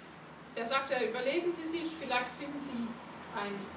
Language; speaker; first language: German; non-native, fluent; Hungarian